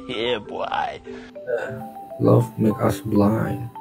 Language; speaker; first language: English; non-native, learner; Indonesian